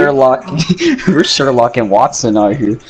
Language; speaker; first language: English; native; English